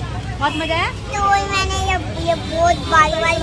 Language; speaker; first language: Hindi; native; Hindi